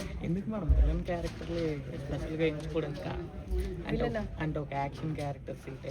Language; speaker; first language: Telugu; native; Telugu